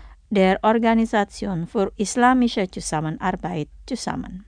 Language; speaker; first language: German; non-native, fluent; Indonesian